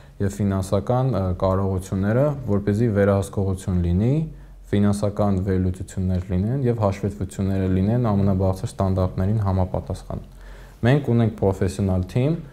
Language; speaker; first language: Armenian; early bilingual, heritage; Armenian